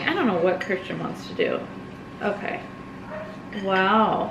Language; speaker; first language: English; native; English